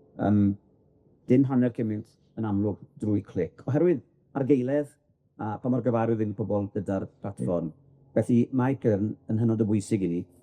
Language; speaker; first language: Welsh; native; Welsh